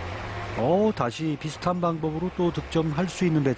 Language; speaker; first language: Korean; native; Korean